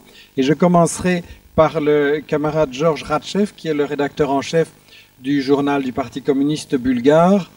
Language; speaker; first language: French; native; French